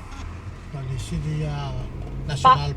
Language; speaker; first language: French; non-native, local second language; Morisyen